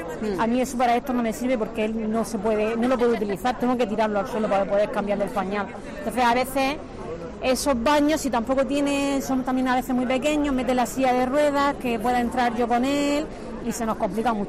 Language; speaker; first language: Spanish; native; Spanish